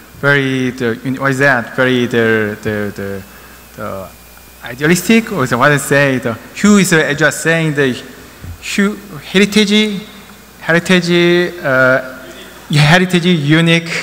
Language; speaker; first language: English; non-native, learner; Korean